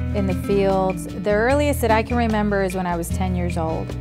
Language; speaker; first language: English; early bilingual, other home language; Spanish